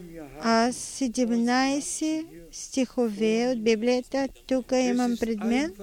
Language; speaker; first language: Bulgarian; non-native, fluent; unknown